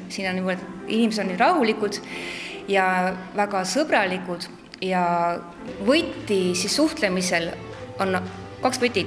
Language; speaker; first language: Estonian; non-native, local second language; Russian